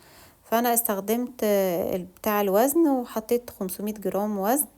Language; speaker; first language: Arabic; native; Arabic